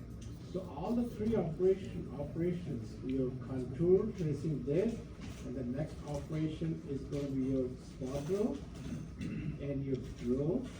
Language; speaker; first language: English; non-native, fluent; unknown